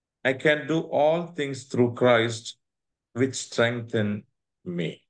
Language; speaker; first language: English; non-native, local second language; Malayalam